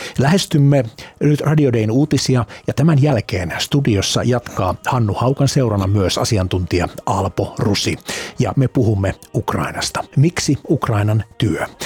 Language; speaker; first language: Finnish; native; Finnish